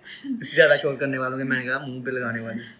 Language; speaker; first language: Korean; non-native, learner; Urdu